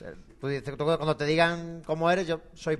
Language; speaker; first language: Spanish; native; Spanish